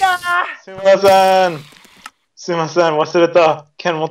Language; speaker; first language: Japanese; non-native, fluent; English